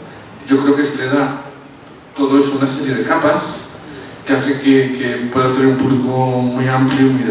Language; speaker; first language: Spanish; native; Spanish